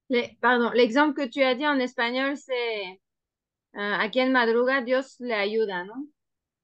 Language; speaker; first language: French; non-native, fluent; Spanish